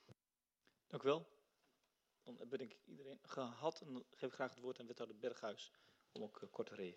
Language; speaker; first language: Dutch; native; Dutch